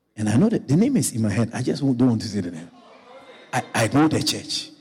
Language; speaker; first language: English; non-native, local second language; Akan